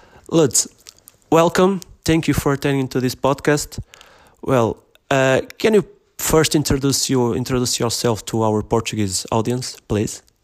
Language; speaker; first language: English; non-native, fluent; Portuguese